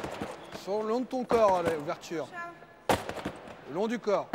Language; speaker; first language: French; native; French